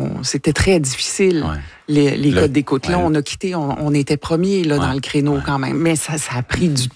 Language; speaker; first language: French; native; French